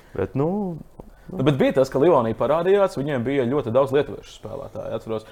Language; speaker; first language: Latvian; native; Latvian